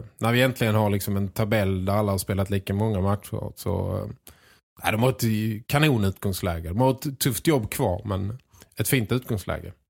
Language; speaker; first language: Swedish; native; Swedish